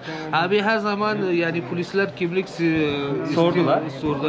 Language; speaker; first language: Turkish; non-native, learner; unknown